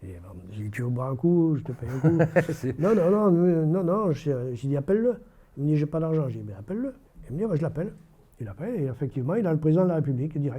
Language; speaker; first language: French; native; French